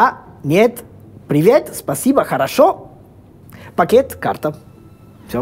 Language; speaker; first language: Russian; non-native, fluent; Italian